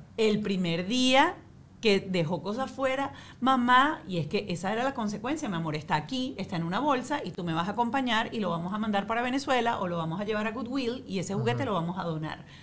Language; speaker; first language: Spanish; native; Spanish